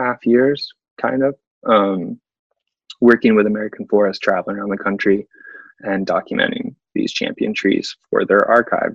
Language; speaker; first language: English; native; English